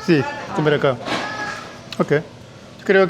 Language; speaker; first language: Spanish; non-native, learner; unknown